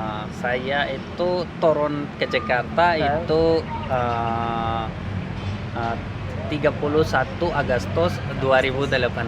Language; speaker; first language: Indonesian; non-native, learner; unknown